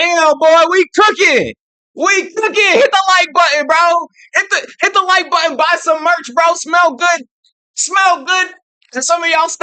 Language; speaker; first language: English; native; English